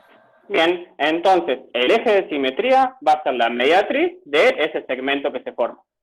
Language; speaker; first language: Spanish; native; Spanish